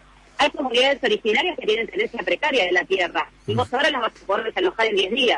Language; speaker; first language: Spanish; native; Spanish